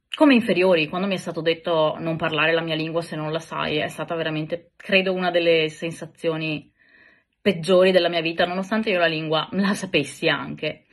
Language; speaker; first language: Italian; native; Italian